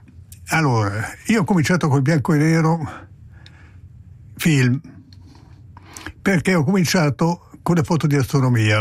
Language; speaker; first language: Italian; native; Italian